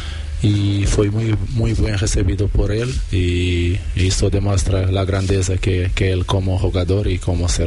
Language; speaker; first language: Spanish; non-native, fluent; Portuguese